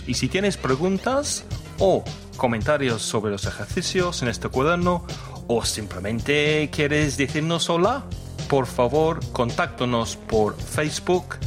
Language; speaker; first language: Spanish; non-native, fluent; English